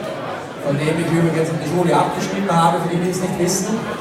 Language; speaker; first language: German; native; German